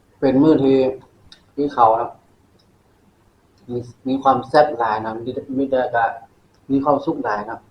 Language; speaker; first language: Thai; non-native, local second language; Northeastern Thai